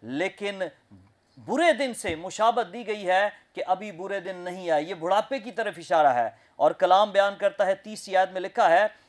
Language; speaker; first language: Urdu; non-native, local second language; Punjabi